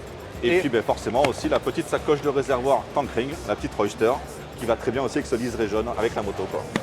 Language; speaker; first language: French; native; French